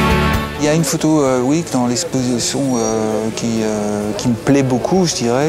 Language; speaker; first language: French; native; French